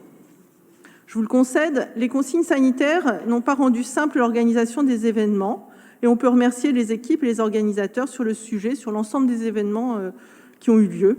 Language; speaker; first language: French; native; French